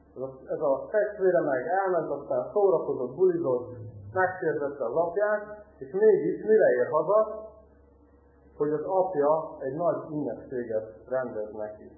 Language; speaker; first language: Hungarian; native; Hungarian